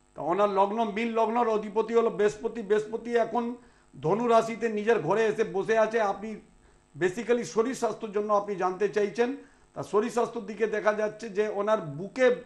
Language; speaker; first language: Bangla; non-native, local second language; Punjabi